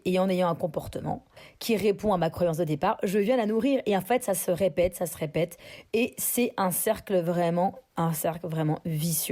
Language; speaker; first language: French; native; French